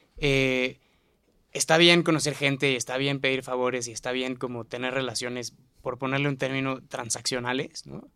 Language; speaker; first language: Spanish; native; Spanish